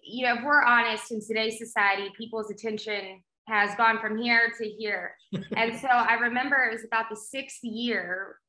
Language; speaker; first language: English; native; English